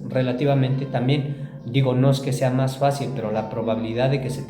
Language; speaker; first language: Spanish; native; Spanish